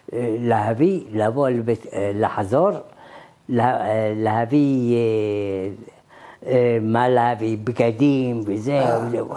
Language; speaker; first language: Hebrew; early bilingual, other home language; Arabic